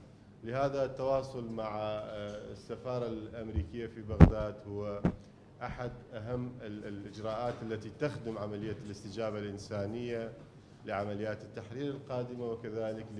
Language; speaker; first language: Arabic; native; Arabic